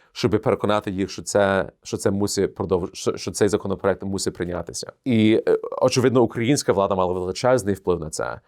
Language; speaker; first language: Ukrainian; early bilingual, heritage; Ukrainian